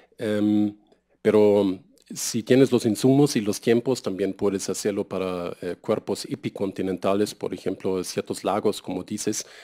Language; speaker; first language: Spanish; non-native, fluent; German